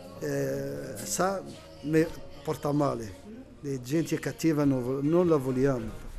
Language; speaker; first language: Italian; non-native, learner; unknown